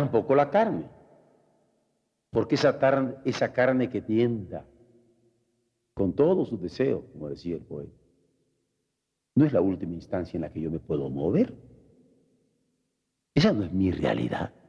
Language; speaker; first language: Spanish; native; Spanish